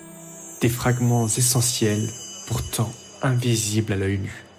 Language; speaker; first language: French; native; French